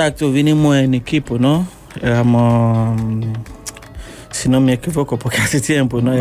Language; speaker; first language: Spanish; non-native, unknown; Yoruba